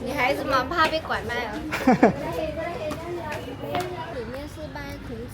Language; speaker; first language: Chinese; non-native, fluent; Vietnamese